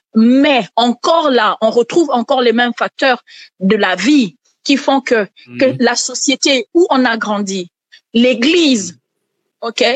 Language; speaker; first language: French; non-native, local second language; Lingala